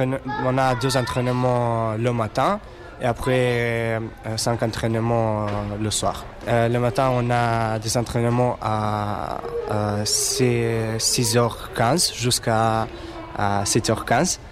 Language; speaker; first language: French; non-native, learner; Romanian